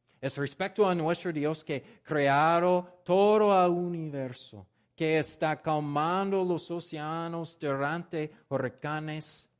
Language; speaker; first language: Spanish; non-native, learner; English